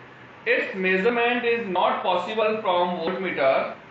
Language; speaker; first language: English; non-native, local second language; Hindi